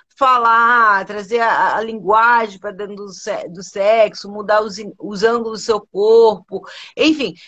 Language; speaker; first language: Portuguese; early bilingual, other home language; Spanish